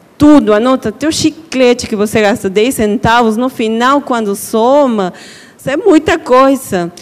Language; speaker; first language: Portuguese; non-native, fluent; Spanish